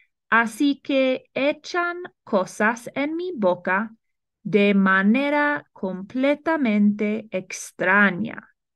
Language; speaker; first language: Spanish; non-native, fluent; English